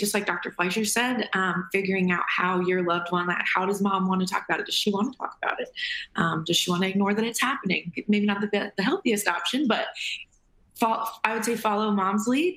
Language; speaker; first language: English; native; English